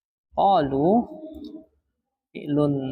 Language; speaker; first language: Arabic; non-native, fluent; Indonesian